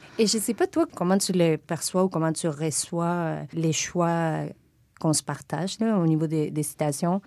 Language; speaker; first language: French; non-native, fluent; Spanish